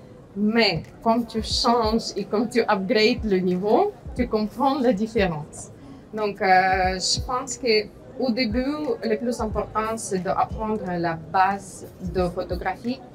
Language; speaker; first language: French; non-native, fluent; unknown